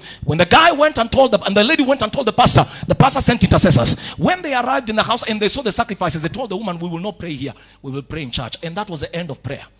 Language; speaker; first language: English; non-native, local second language; Swahili